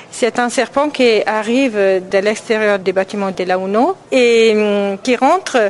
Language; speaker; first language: French; non-native, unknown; Italian